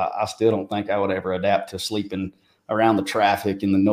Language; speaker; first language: English; native; English